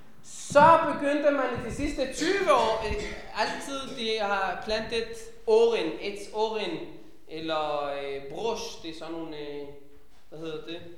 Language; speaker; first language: Danish; non-native, fluent; Hebrew